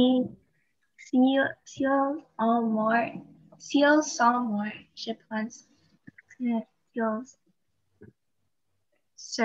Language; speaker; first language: French; non-native, learner; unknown